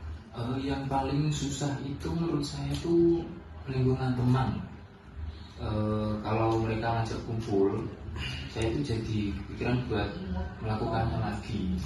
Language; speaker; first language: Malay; non-native, fluent; Indonesian